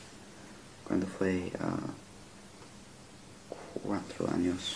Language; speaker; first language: Spanish; non-native, learner; English